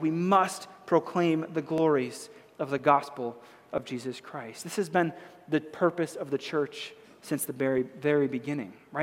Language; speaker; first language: English; native; English